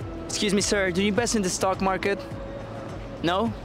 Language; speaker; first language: English; non-native, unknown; Spanish